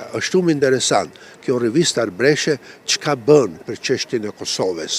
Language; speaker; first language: Albanian; early bilingual, heritage; Albanian